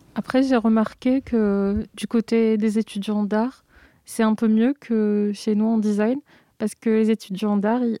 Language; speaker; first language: French; non-native, local second language; Arabic